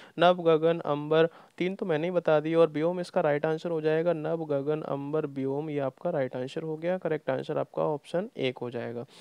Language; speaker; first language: Hindi; native; Hindi